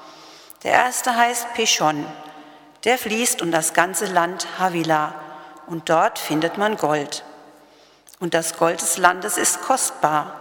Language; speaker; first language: German; native; German